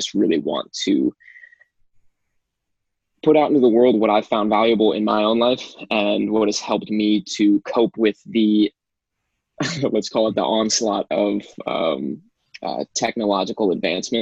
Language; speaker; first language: English; native; English